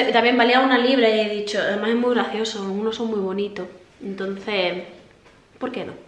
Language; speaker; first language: Spanish; native; Spanish